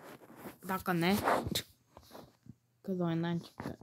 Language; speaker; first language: Turkish; early bilingual, heritage; Turkish